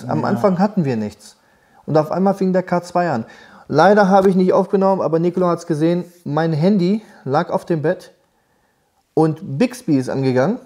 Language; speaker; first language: German; native; German